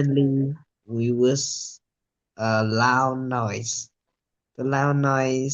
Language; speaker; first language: English; non-native, learner; Vietnamese